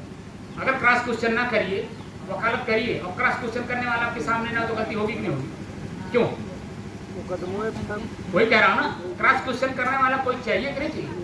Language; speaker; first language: Hindi; native; Hindi